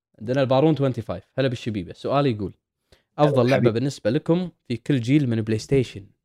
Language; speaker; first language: Arabic; native; Arabic